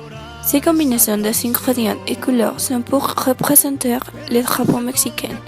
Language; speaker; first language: French; non-native, learner; Spanish